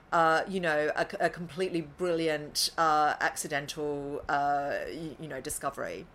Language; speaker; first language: English; native; English